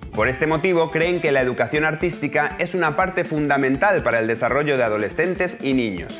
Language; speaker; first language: Spanish; native; Spanish